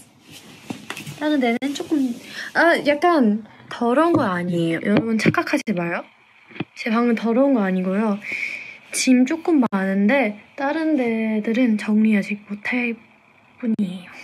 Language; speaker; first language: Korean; non-native, fluent; English